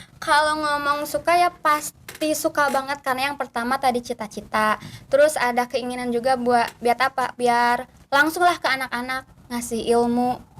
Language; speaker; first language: Indonesian; non-native, local second language; Sundanese